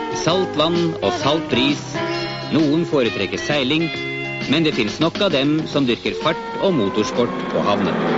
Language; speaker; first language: Norwegian; native; Norwegian